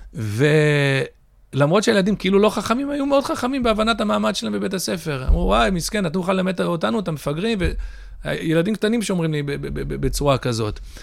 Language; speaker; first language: Hebrew; early bilingual, other home language; English